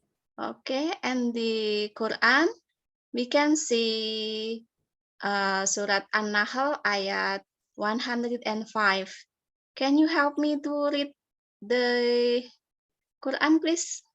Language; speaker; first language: English; non-native, learner; Indonesian